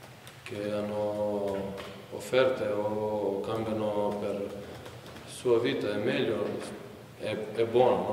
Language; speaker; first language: Italian; non-native, learner; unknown